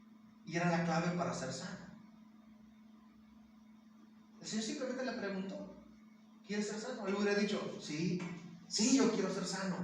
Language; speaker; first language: Spanish; native; Spanish